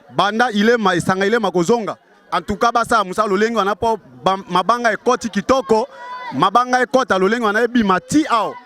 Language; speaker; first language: Lingala; native; Lingala